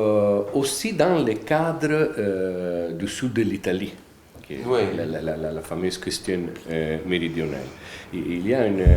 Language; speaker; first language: French; non-native, fluent; Italian